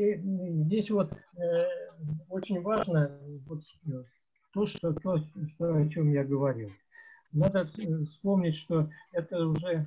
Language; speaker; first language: Russian; native; Russian